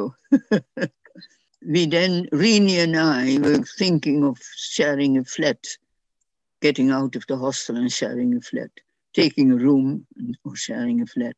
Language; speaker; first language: English; non-native, fluent; Dutch